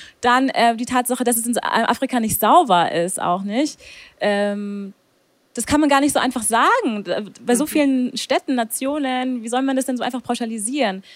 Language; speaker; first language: German; native; German